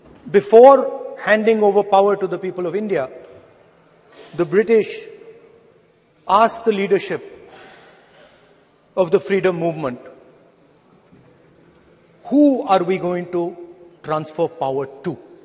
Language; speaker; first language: English; non-native, local second language; Hindi